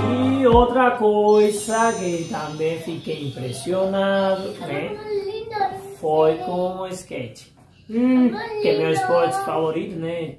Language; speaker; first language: Portuguese; non-native, fluent; Spanish